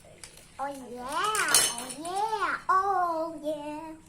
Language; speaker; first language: English; non-native, learner; Indonesian